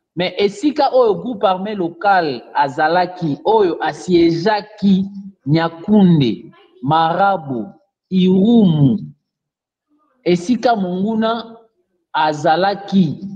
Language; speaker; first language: Lingala; non-native, local second language; Luba-Lulua